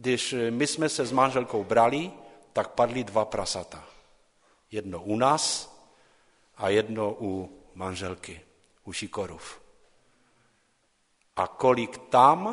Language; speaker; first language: Czech; non-native, local second language; Polish